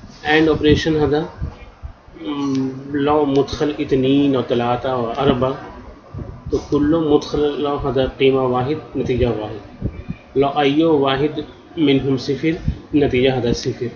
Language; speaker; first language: Arabic; non-native, learner; Urdu